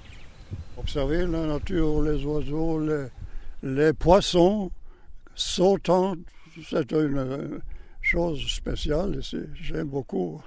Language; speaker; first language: French; non-native, learner; German